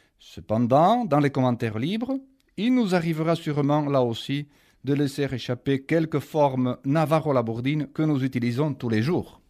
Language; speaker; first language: French; native; French